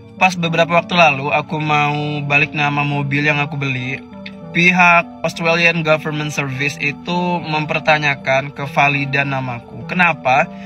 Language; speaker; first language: Indonesian; native; Indonesian